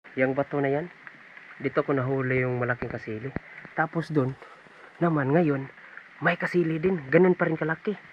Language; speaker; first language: Filipino; non-native, local second language; Cebuano